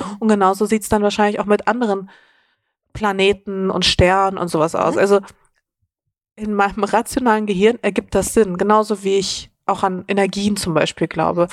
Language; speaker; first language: German; native; German